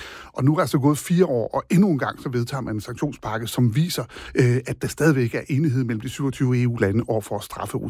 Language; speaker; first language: Danish; native; Danish